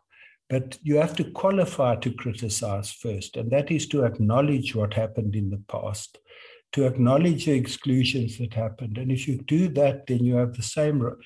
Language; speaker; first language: English; native; English